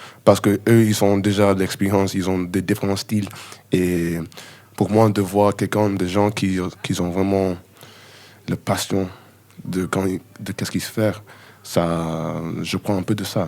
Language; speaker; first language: French; non-native, learner; English